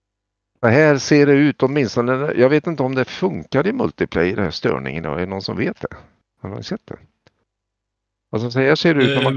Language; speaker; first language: Swedish; native; Swedish